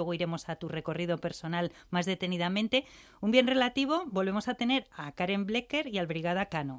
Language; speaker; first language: Spanish; native; Spanish